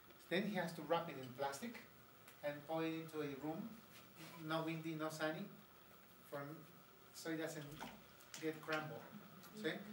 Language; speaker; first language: English; non-native, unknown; Spanish